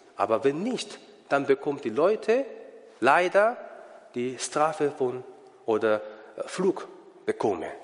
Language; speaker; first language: German; non-native, learner; Korean